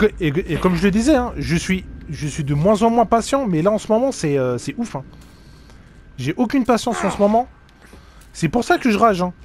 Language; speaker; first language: French; native; French